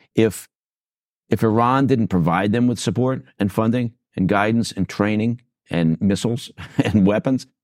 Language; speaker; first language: English; native; English